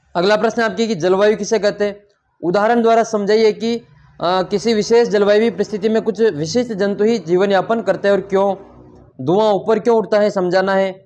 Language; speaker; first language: Hindi; native; Hindi